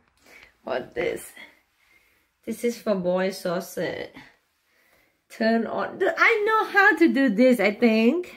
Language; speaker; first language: English; non-native, learner; Thai